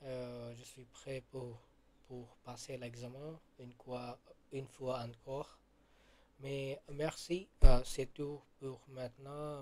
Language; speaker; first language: French; non-native, learner; Gujarati